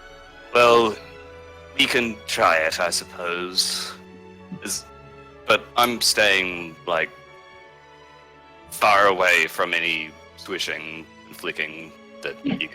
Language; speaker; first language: English; native; English